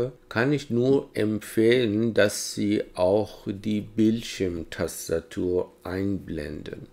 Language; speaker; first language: German; non-native, fluent; Persian